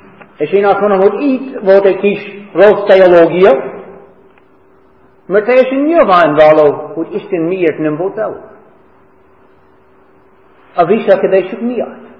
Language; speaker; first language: Hungarian; non-native, fluent; English